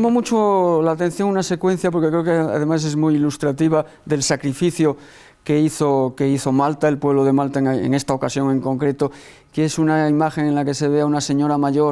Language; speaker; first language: Spanish; native; Spanish